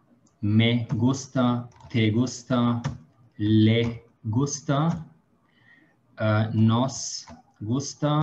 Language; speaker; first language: Spanish; non-native, fluent; German